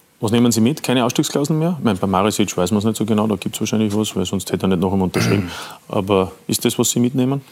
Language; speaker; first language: German; native; German